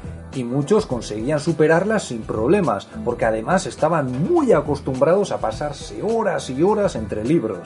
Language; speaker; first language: Spanish; native; Spanish